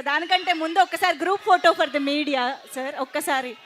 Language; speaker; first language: Telugu; native; Telugu